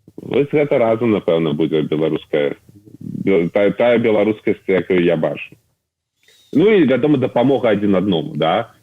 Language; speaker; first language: Belarusian; non-native, local second language; Russian